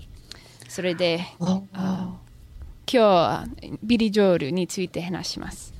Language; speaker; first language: Japanese; non-native, learner; English